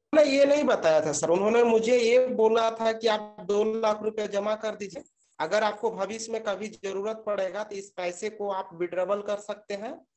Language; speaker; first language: Hindi; native; Hindi